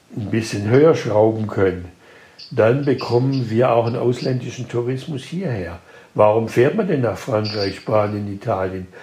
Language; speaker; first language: German; native; German